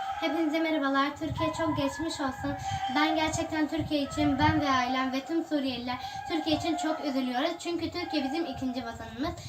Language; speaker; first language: Turkish; early bilingual, other home language; Arabic